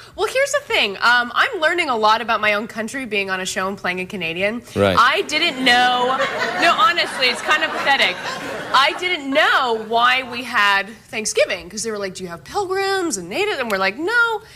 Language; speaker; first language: English; native; English